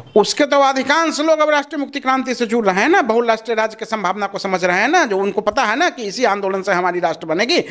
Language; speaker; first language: Hindi; non-native, local second language; Maithili